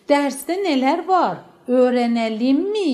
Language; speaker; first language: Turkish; non-native, fluent; Persian